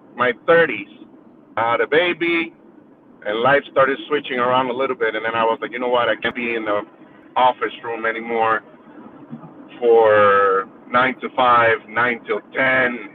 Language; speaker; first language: English; early bilingual, other home language; Spanish